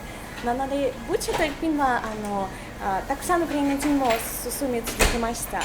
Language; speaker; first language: Japanese; non-native, fluent; Russian